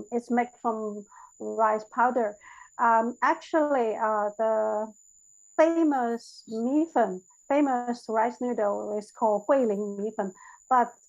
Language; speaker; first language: English; non-native, learner; Chinese